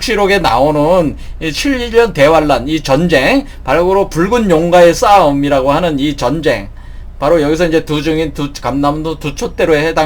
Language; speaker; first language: Korean; native; Korean